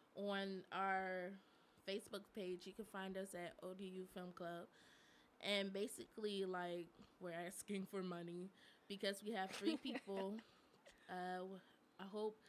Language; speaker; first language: English; native; English